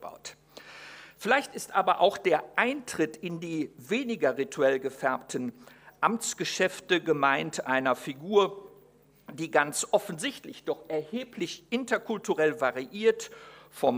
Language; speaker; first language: German; native; German